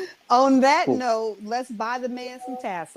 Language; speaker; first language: English; native; English